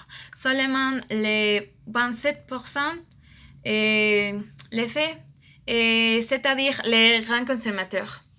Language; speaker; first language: French; non-native, learner; Spanish